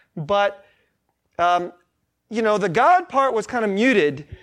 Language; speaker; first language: English; early bilingual, other home language; Korean